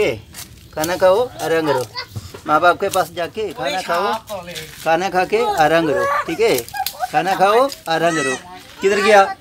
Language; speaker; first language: Hindi; non-native, local second language; Malayalam